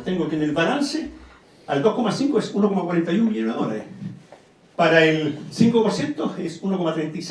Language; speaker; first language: Spanish; native; Spanish